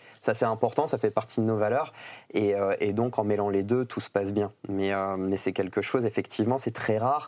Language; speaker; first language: French; native; French